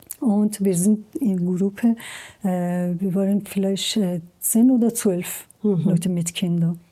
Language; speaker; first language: German; non-native, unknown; Persian